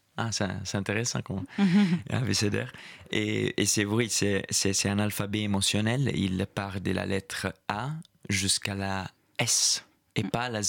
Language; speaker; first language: French; non-native, fluent; Italian